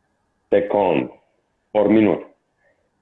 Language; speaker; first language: English; non-native, learner; French